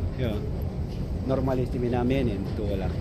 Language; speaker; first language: Finnish; non-native, learner; Filipino